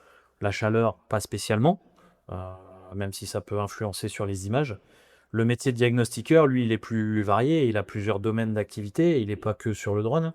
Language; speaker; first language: French; native; French